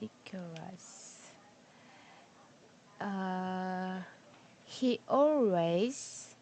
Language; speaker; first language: English; non-native, learner; Korean